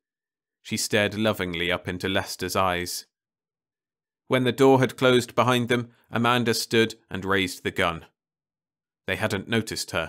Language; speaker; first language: English; native; English